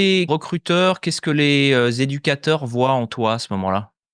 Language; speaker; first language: French; native; French